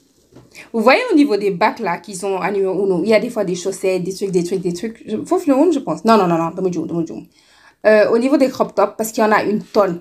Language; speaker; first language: French; non-native, local second language; Wolof